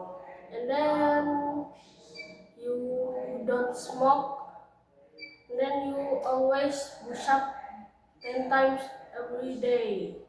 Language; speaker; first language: English; non-native, learner; Indonesian